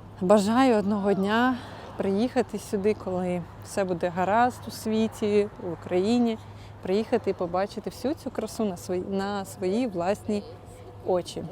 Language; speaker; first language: Ukrainian; non-native, local second language; Russian